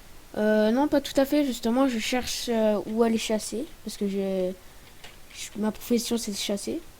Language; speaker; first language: French; native; French